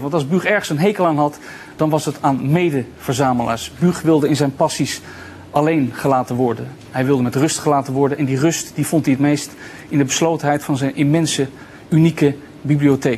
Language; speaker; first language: Dutch; native; Dutch